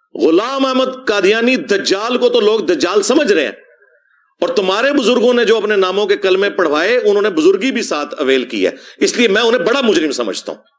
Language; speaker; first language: Urdu; non-native, local second language; Punjabi